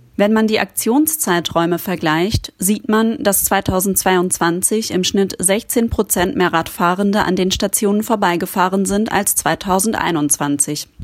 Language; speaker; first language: German; native; German